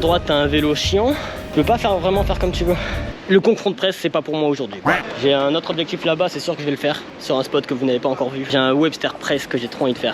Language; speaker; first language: French; native; French